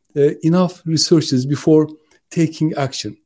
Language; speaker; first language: English; non-native, fluent; Turkish